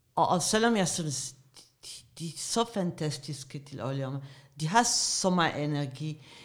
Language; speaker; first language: Danish; non-native, fluent; Arabic